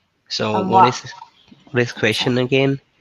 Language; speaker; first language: English; non-native, learner; Thai